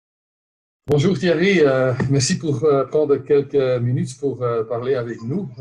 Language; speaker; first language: French; non-native, local second language; Dutch